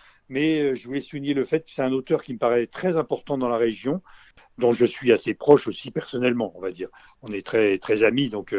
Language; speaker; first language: French; native; French